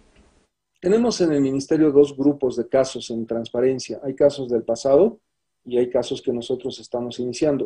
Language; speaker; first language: Spanish; native; Spanish